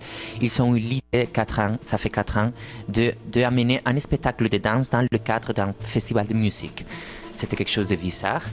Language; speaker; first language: French; non-native, fluent; Spanish